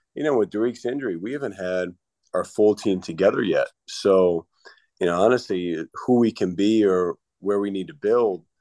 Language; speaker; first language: English; native; English